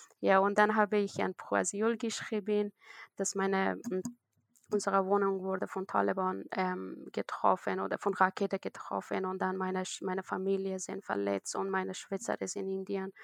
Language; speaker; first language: German; non-native, learner; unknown